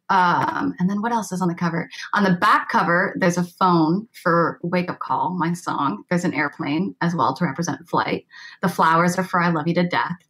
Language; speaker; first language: English; native; English